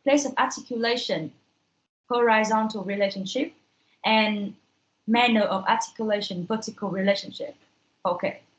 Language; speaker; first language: English; non-native, fluent; Vietnamese